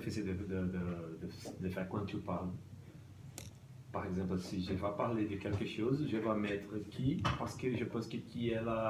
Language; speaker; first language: French; non-native, learner; Portuguese